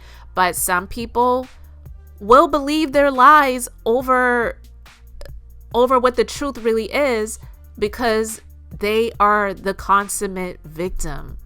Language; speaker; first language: English; native; English